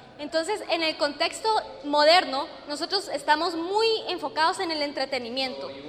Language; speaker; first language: Spanish; non-native, fluent; English